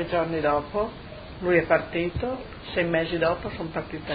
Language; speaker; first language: Italian; native; Italian